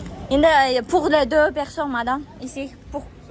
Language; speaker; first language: French; non-native, learner; Kazakh